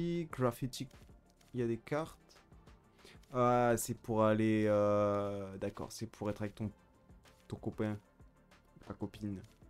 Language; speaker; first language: French; native; French